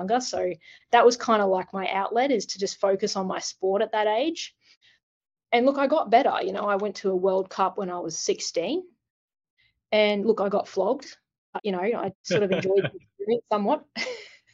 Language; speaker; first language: English; native; English